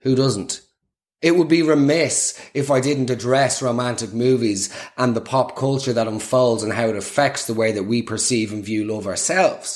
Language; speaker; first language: English; native; English